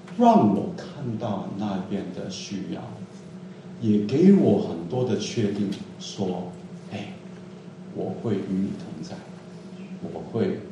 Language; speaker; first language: Chinese; non-native, local second language; Cantonese